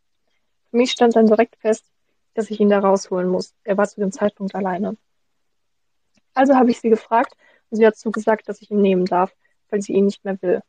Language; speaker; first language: German; native; German